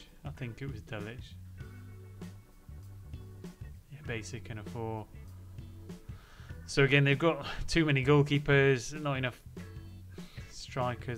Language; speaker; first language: English; native; English